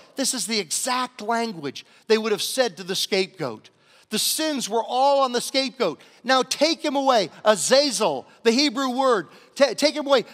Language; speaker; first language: English; native; English